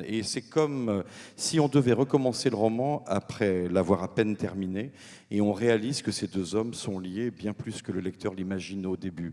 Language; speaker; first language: French; native; French